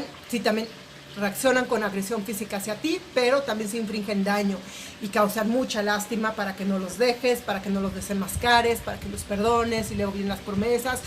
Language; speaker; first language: Spanish; native; Spanish